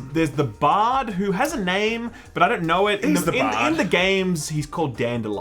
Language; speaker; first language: English; native; English